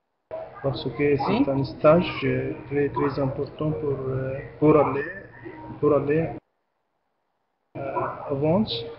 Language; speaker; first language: French; non-native, learner; Arabic